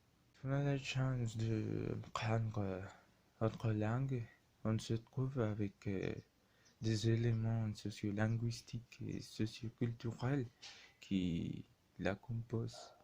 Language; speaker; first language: French; non-native, learner; Spanish